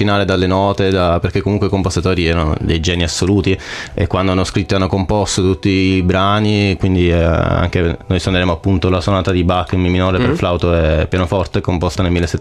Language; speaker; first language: Italian; native; Italian